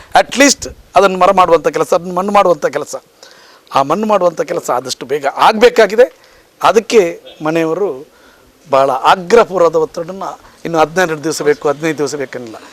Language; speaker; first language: Kannada; native; Kannada